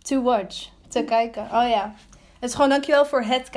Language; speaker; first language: Dutch; native; Dutch